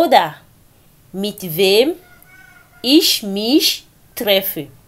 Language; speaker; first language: German; non-native, learner; French